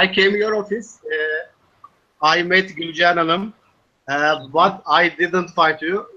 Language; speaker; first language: English; non-native, learner; Turkish